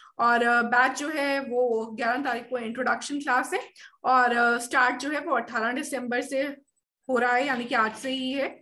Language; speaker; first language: Hindi; native; Hindi